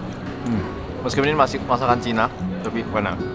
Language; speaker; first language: Indonesian; early bilingual, other home language; Korean